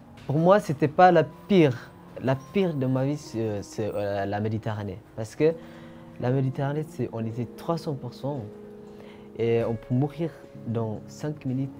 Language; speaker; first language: French; non-native, fluent; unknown